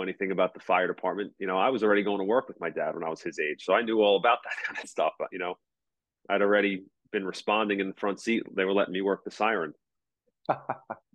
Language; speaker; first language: English; native; English